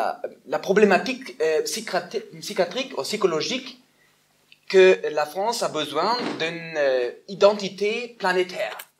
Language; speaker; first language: French; non-native, fluent; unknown